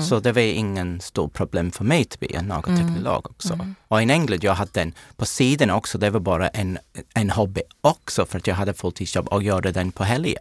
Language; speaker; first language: Swedish; non-native, learner; English